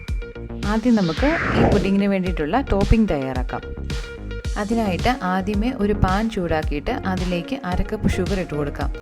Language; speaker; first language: Malayalam; native; Malayalam